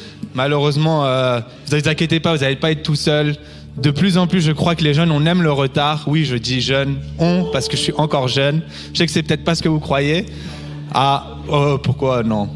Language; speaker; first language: French; native; French